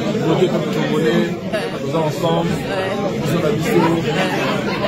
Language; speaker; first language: French; native; French